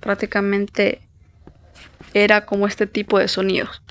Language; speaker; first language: Spanish; native; Spanish